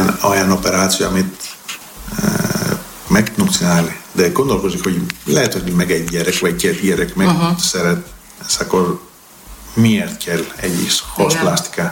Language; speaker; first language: Hungarian; non-native, learner; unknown